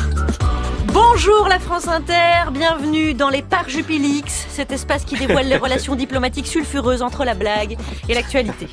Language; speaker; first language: French; native; French